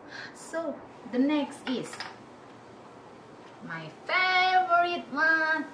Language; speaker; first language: English; non-native, learner; Indonesian